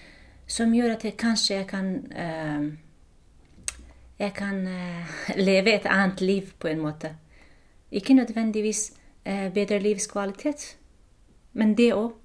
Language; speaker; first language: Norwegian; non-native, fluent; Kurdish